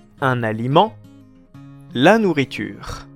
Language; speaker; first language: French; non-native, fluent; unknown